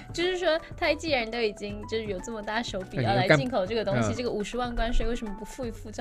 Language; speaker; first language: Chinese; native; Chinese